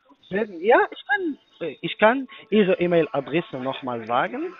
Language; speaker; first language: German; non-native, fluent; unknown